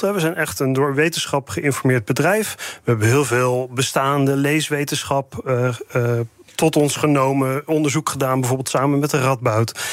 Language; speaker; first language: Dutch; native; Dutch